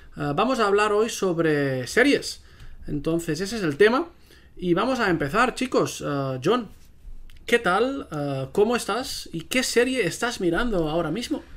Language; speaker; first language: Spanish; non-native, local second language; Catalan